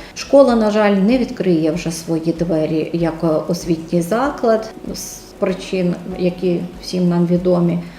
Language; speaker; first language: Ukrainian; native; Ukrainian